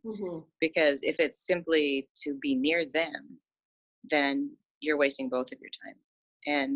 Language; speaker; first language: English; native; English